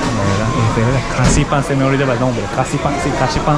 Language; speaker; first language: Spanish; non-native, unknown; Japanese